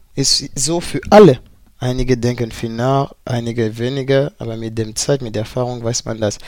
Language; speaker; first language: German; non-native, fluent; French